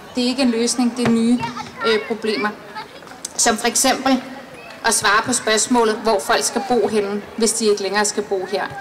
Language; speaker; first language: Danish; native; Danish